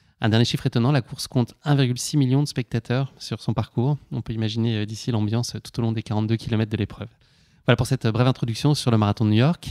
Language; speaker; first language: French; native; French